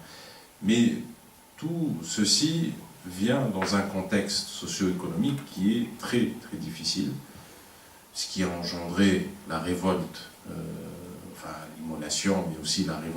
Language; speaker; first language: French; non-native, local second language; Arabic